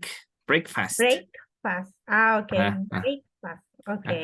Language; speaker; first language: English; non-native, learner; Spanish